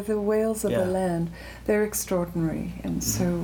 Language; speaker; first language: English; native; English